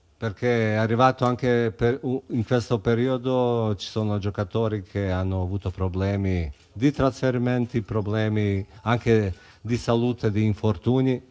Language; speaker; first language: Italian; non-native, fluent; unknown